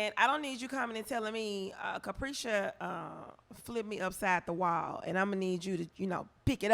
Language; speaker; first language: English; native; English